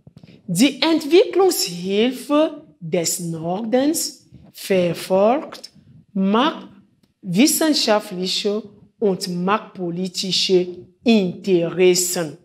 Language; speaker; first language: German; non-native, fluent; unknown